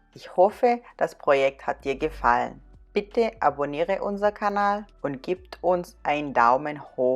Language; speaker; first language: German; non-native, fluent; Portuguese